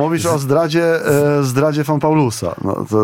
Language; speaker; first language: Polish; native; Polish